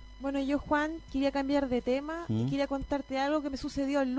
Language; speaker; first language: Spanish; native; Spanish